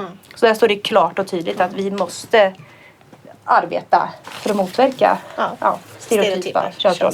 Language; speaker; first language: Swedish; native; Swedish